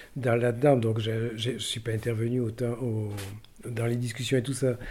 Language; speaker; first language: French; native; French